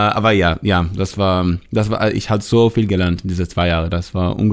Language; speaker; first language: German; non-native, learner; Hebrew